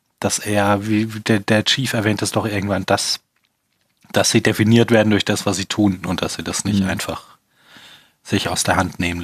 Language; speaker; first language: German; native; German